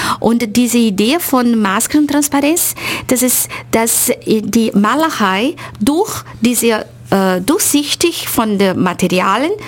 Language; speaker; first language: German; non-native, fluent; Portuguese